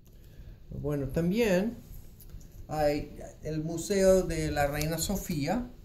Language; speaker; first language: Spanish; non-native, fluent; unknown